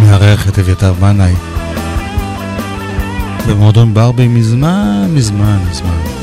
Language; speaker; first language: Hebrew; native; Hebrew